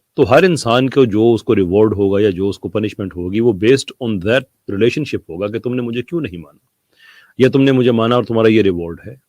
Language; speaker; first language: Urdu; non-native, local second language; Punjabi